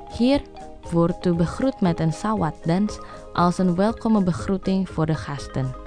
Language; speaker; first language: Dutch; non-native, learner; Indonesian